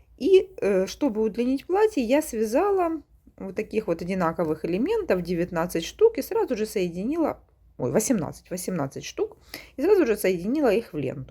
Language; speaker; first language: Russian; native; Russian